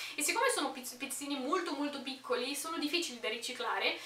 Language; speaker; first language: Italian; early bilingual, other home language; Romanian